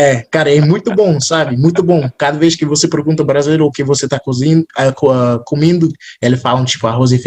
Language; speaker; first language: Portuguese; non-native, fluent; English